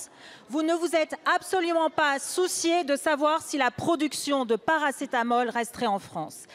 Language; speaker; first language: French; native; French